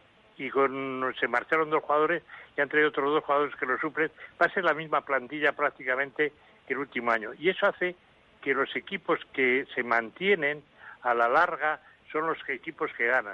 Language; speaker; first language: Spanish; native; Spanish